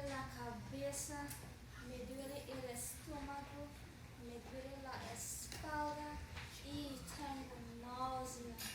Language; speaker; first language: Spanish; non-native, learner; English